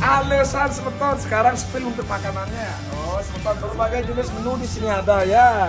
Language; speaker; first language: Indonesian; non-native, local second language; Balinese